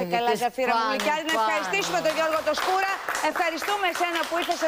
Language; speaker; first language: Greek; native; Greek